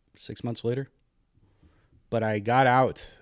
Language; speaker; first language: English; native; English